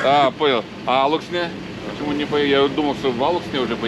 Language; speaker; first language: Russian; non-native, fluent; Lithuanian